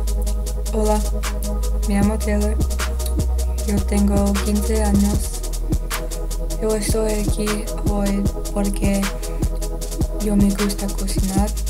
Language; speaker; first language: Spanish; non-native, learner; English